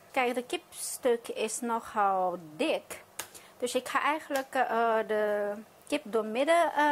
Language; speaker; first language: Dutch; non-native, fluent; Chinese